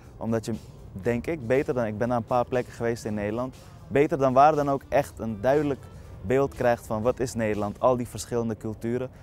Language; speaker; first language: Dutch; early bilingual, other home language; Persian